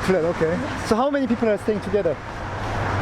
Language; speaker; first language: English; non-native, fluent; Korean